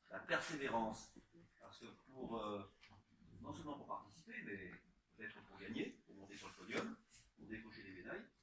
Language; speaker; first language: French; native; French